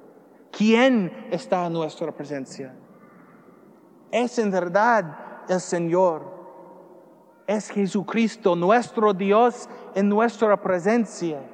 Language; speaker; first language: Spanish; non-native, learner; English